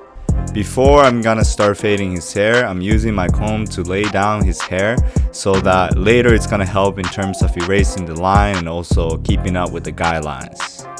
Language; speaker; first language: English; non-native, fluent; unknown